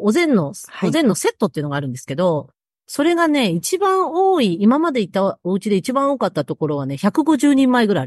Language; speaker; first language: Japanese; native; Japanese